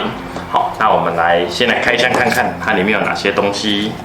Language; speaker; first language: Chinese; native; Chinese